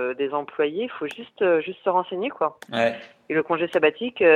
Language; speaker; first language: French; native; French